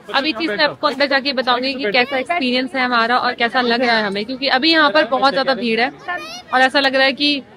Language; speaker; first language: Hindi; native; Hindi